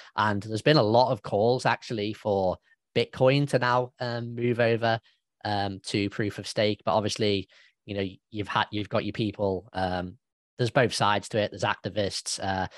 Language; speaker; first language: English; native; English